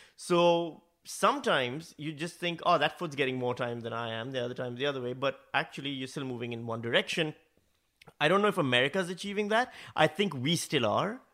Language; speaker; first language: English; non-native, local second language; Urdu